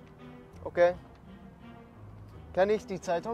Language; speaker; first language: German; non-native, learner; English